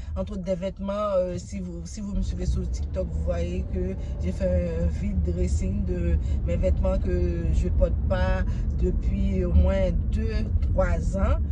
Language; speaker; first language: French; non-native, local second language; Haitian Creole